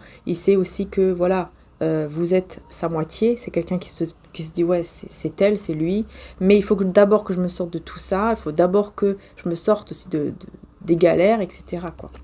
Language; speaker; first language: French; native; French